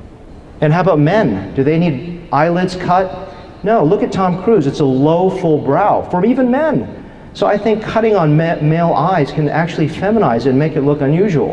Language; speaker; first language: English; native; English